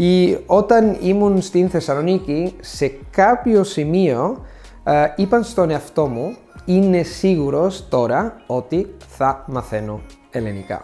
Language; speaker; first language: Greek; non-native, fluent; Italian